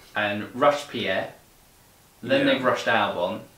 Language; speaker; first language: English; native; English